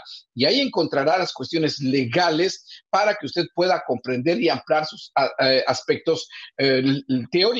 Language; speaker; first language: Spanish; native; Spanish